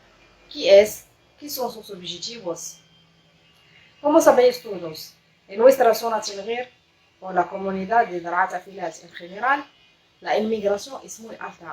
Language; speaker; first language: Spanish; non-native, learner; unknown